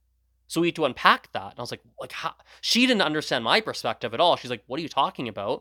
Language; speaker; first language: English; early bilingual, other home language; Gujarati